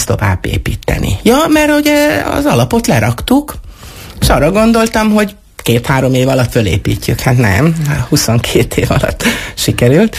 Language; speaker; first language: Hungarian; native; Hungarian